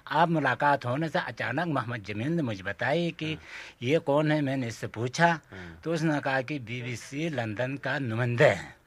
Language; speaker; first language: Urdu; non-native, local second language; Balti